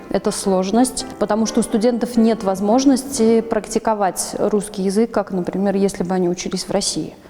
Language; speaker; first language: Russian; native; Russian